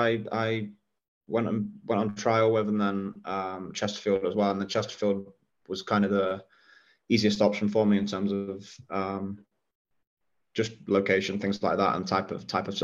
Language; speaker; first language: English; native; English